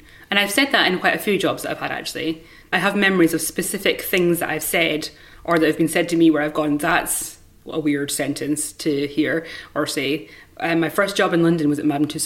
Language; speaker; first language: English; native; English